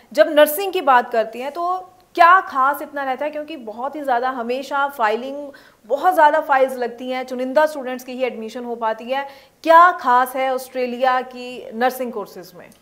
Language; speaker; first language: Hindi; non-native, local second language; Punjabi